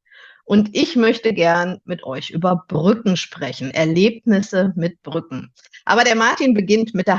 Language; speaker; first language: German; native; German